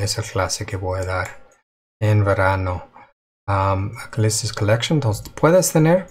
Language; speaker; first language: Spanish; non-native, fluent; English